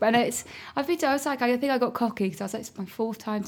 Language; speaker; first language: English; native; English